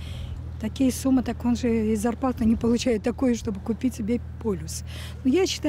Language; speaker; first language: Russian; native; Russian